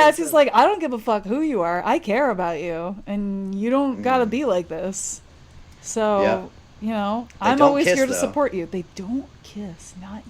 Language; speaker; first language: English; native; English